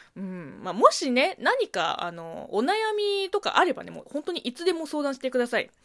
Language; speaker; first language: Japanese; non-native, fluent; Chinese